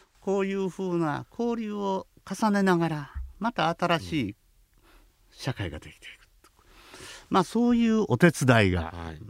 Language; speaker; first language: Japanese; native; Japanese